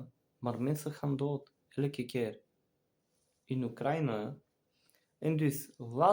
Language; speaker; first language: Dutch; non-native, fluent; Bulgarian